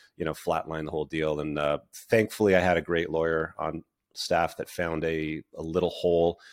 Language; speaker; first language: English; native; English